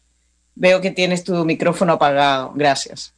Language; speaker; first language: Spanish; native; Spanish